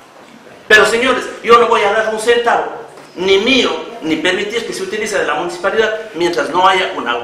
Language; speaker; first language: Spanish; native; Spanish